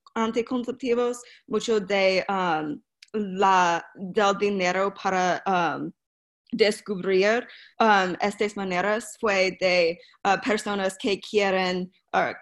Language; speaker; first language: Spanish; non-native, learner; English